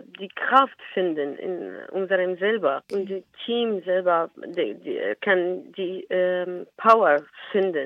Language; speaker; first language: German; non-native, learner; Arabic